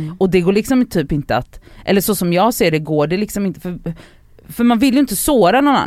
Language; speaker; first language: Swedish; native; Swedish